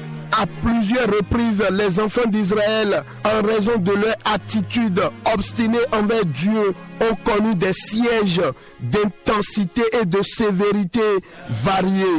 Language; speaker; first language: French; non-native, local second language; Fon